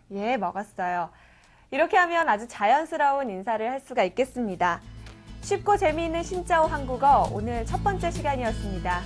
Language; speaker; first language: Korean; native; Korean